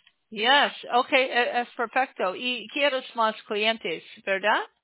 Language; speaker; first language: Spanish; non-native, learner; English